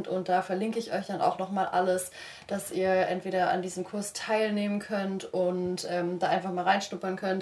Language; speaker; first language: German; native; German